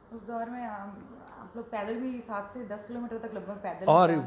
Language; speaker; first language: Hindi; native; Hindi